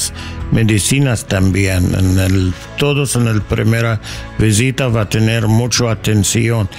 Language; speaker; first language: Spanish; non-native, learner; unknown